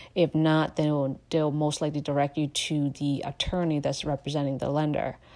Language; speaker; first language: English; non-native, fluent; Lao